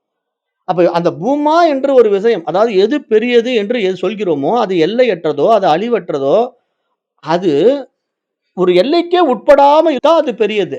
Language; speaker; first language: Tamil; native; Tamil